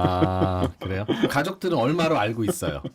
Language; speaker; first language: Korean; native; Korean